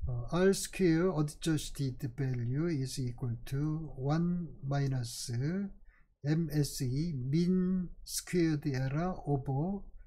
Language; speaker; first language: English; non-native, fluent; Korean